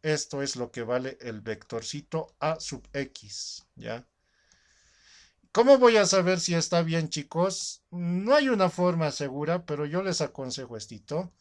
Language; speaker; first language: Spanish; native; Spanish